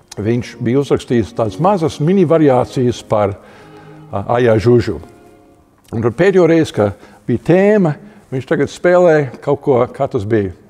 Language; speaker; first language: Latvian; early bilingual, heritage; Latvian